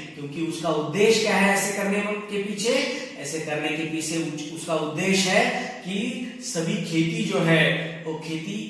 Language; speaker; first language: Hindi; non-native, local second language; Marathi